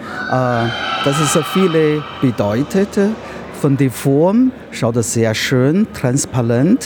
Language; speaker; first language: German; non-native, learner; Chinese